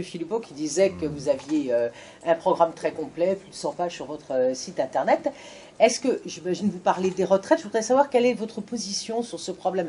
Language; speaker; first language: French; native; French